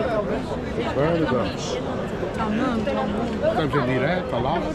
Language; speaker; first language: Portuguese; native; Portuguese